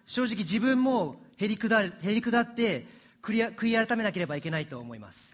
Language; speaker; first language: Japanese; early bilingual, other home language; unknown